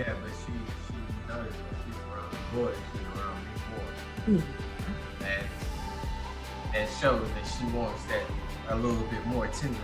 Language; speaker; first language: English; native; English